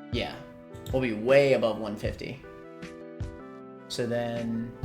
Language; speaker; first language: English; native; English